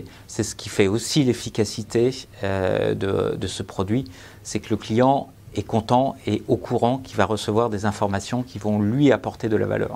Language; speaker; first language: French; native; French